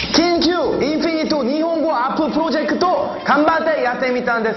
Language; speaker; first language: Japanese; non-native, fluent; Korean